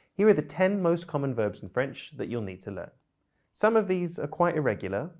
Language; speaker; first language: English; native; English